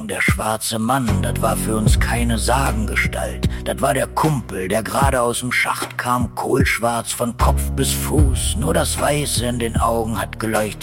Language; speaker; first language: German; native; German